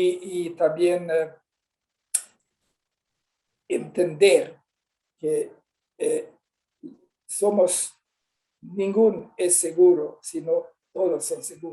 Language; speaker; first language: Spanish; non-native, fluent; Swedish